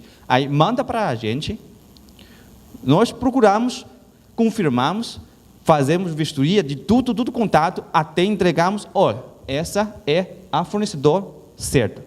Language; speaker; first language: Portuguese; non-native, learner; Chinese